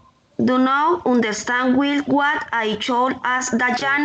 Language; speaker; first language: English; non-native, learner; Spanish